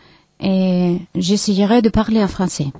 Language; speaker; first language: French; non-native, learner; Latvian